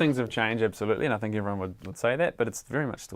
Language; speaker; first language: English; native; English